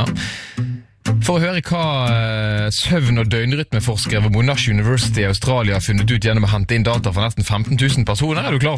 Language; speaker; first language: Norwegian; native; Norwegian